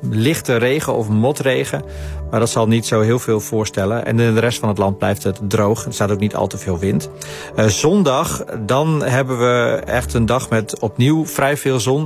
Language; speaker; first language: Dutch; native; Dutch